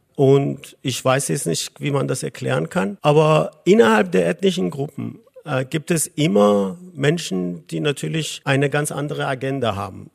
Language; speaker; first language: German; non-native, fluent; Persian